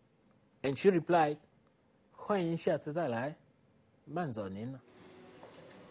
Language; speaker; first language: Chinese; non-native, fluent; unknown